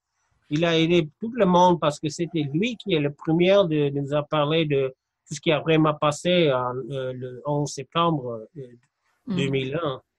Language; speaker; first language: French; non-native, fluent; English